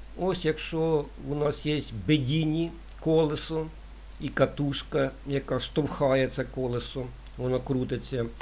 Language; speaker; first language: Ukrainian; non-native, local second language; Russian